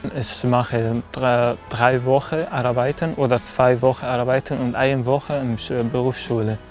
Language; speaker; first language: German; non-native, learner; Arabic